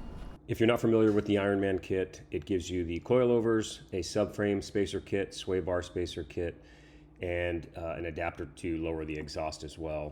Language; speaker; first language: English; native; English